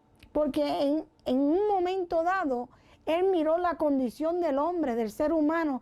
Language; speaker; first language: Spanish; native; Spanish